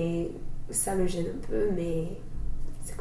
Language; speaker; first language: French; non-native, fluent; English